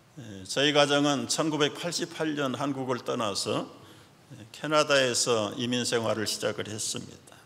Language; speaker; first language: Korean; native; Korean